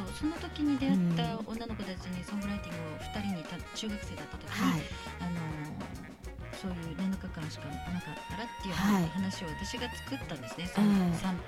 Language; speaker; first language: Japanese; native; Japanese